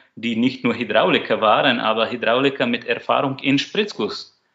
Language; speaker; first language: German; non-native, fluent; Slovak